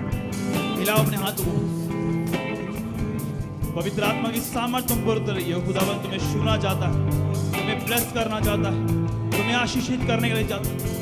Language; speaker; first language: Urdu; non-native, local second language; Punjabi